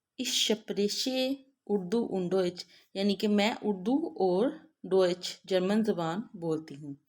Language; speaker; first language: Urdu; native; Urdu